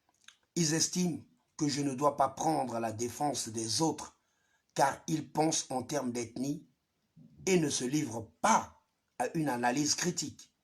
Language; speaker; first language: French; non-native, local second language; Lingala